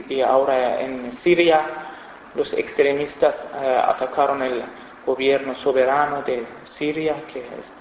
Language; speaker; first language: Spanish; non-native, fluent; Persian